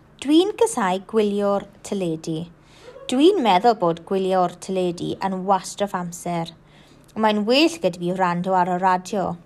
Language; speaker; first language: Welsh; non-native, local second language; English